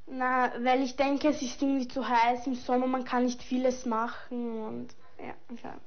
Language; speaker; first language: German; early bilingual, other home language; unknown